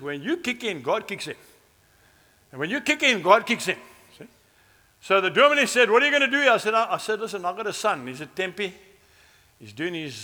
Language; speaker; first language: English; native; English